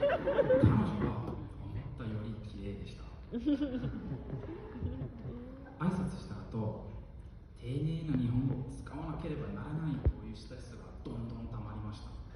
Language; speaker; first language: Japanese; non-native, fluent; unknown